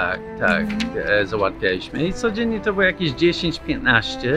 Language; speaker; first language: Polish; non-native, fluent; English